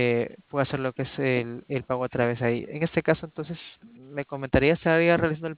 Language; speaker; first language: Spanish; native; Spanish